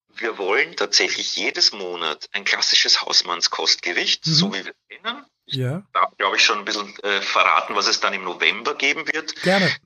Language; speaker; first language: German; native; German